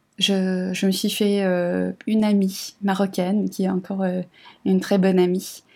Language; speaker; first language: French; non-native, fluent; English